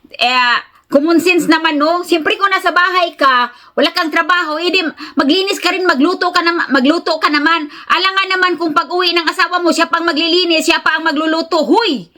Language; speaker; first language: Filipino; native; Filipino